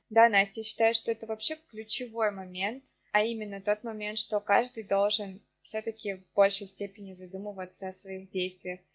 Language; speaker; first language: Russian; native; Russian